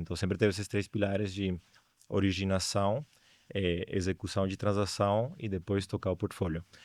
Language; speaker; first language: Portuguese; non-native, fluent; Spanish